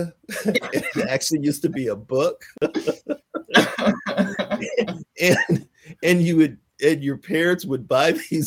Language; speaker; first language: English; native; English